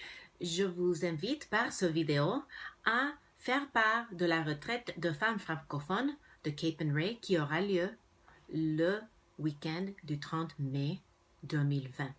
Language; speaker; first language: French; non-native, fluent; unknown